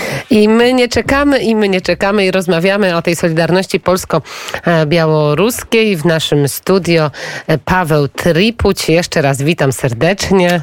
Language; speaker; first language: Polish; native; Polish